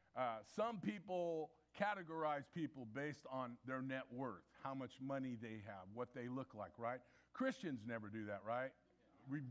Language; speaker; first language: English; native; English